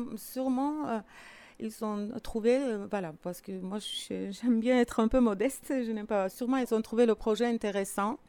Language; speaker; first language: French; non-native, fluent; Armenian